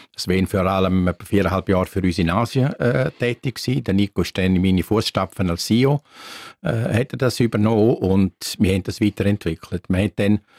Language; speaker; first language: German; native; German